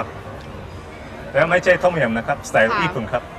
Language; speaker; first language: Thai; non-native, learner; Japanese